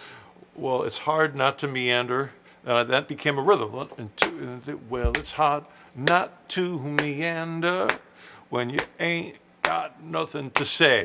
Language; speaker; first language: English; native; English